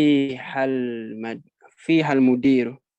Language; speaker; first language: Arabic; non-native, learner; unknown